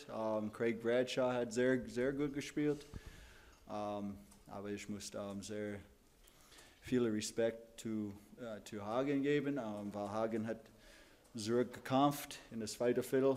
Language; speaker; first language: German; non-native, learner; English